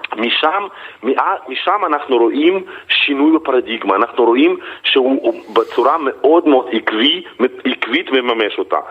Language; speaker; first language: Hebrew; non-native, fluent; Russian